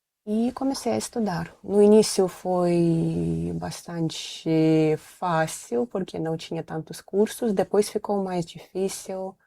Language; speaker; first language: Portuguese; non-native, fluent; Russian